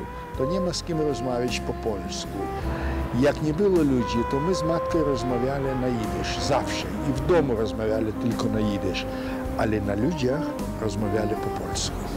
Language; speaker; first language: Polish; non-native, local second language; Yiddish